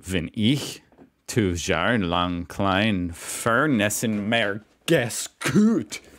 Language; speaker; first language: German; non-native, learner; English